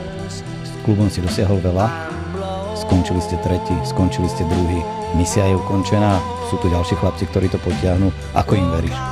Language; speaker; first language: Slovak; native; Slovak